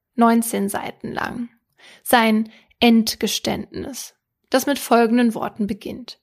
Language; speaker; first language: German; native; German